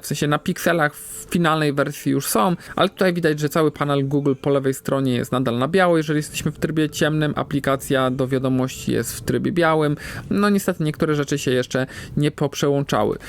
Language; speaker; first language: Polish; native; Polish